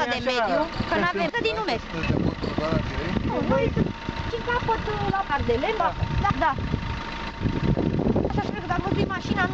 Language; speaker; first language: Romanian; native; Romanian